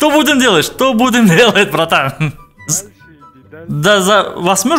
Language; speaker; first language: Russian; non-native, local second language; Uzbek